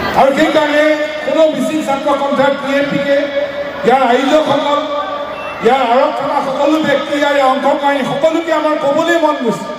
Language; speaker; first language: Assamese; native; Assamese